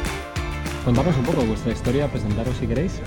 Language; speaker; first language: Spanish; native; Spanish